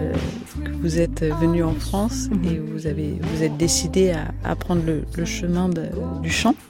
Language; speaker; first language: French; native; French